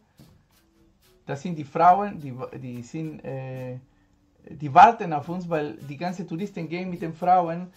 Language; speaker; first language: German; non-native, fluent; Spanish